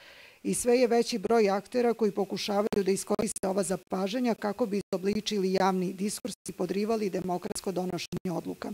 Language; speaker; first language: Bosnian; native; Bosnian